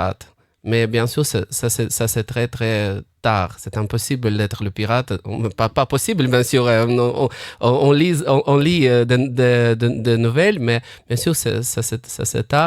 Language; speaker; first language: French; non-native, fluent; Russian